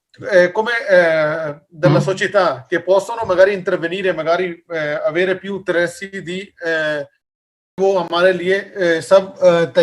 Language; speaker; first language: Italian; non-native, learner; Hindi